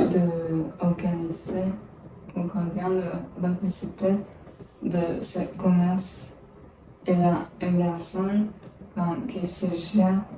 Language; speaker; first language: French; non-native, learner; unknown